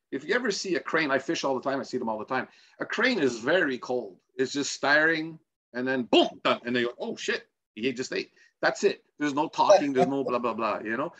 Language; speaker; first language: English; native; English